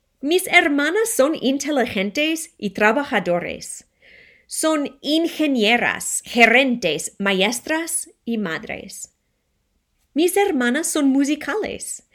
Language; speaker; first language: Spanish; non-native, fluent; English